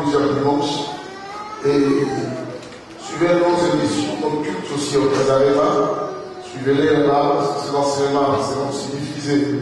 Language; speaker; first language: French; non-native, local second language; Lingala